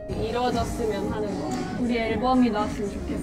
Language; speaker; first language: Korean; non-native, fluent; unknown